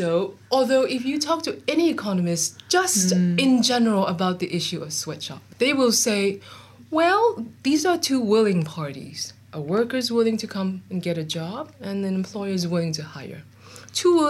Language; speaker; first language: English; non-native, local second language; Cantonese